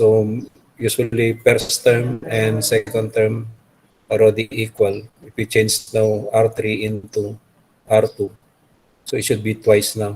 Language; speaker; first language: English; non-native, local second language; Filipino